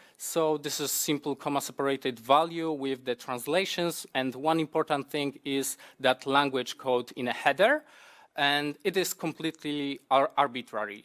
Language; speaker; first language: English; non-native, fluent; Polish